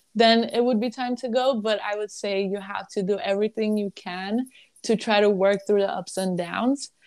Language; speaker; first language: English; early bilingual, other home language; Arabic